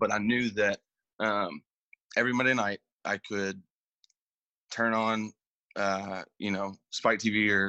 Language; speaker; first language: English; native; English